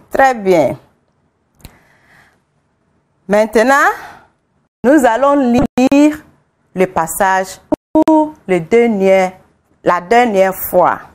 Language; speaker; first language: French; non-native, fluent; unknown